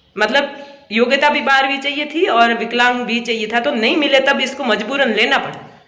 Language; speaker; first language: Hindi; native; Hindi